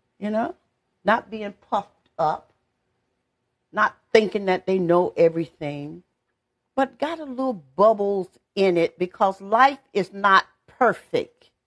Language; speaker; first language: English; native; English